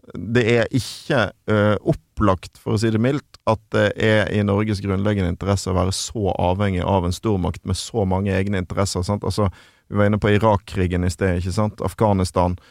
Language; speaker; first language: Norwegian; native; Norwegian